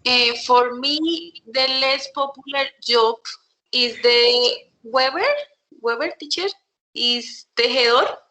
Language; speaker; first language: English; non-native, learner; Spanish